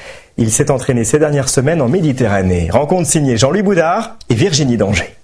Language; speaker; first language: French; native; French